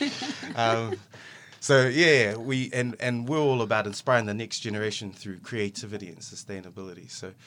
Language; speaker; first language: English; native; English